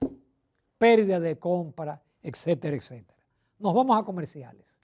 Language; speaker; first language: Spanish; native; Spanish